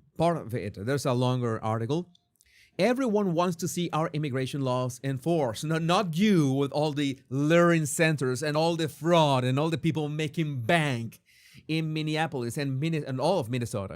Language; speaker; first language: English; non-native, fluent; Spanish